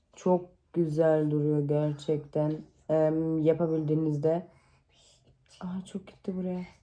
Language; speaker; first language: Turkish; early bilingual, heritage; Turkish